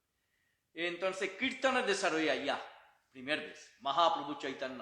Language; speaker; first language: Spanish; non-native, learner; Bangla